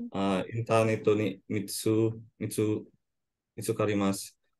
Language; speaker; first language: Japanese; non-native, learner; Balinese